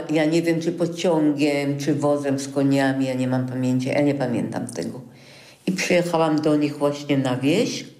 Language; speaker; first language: Polish; native; Polish